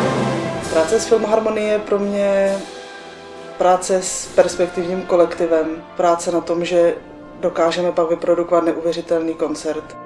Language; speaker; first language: Czech; native; Czech